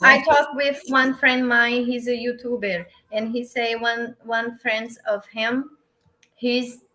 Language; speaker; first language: English; non-native, learner; Portuguese